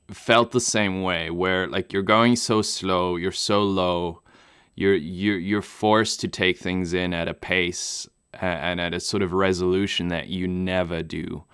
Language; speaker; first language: English; non-native, local second language; German